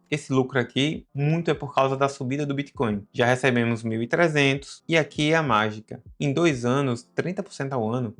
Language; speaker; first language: Portuguese; native; Portuguese